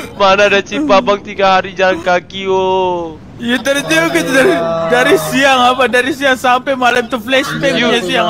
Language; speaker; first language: Malay; native; Malay